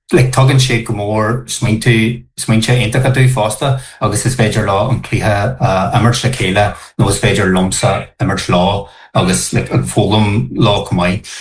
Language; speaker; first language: Irish; non-native, local second language; English